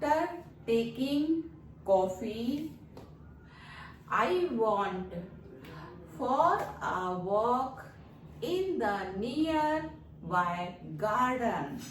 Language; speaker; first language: English; non-native, learner; Hindi